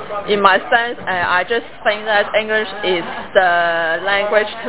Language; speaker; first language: English; non-native, learner; Cantonese